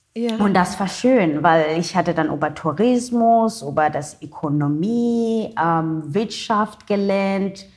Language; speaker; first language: German; non-native, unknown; Xhosa